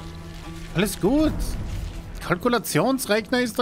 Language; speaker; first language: German; native; German